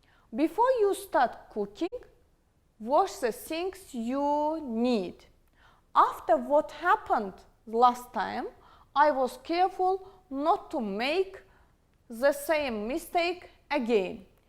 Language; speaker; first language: English; non-native, fluent; Azerbaijani